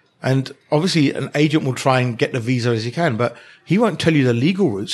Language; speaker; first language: English; early bilingual, other home language; Hindi